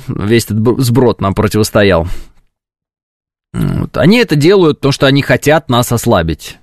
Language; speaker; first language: Russian; native; Russian